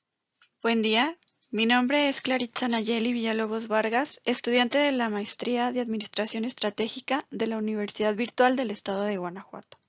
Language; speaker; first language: Spanish; native; Spanish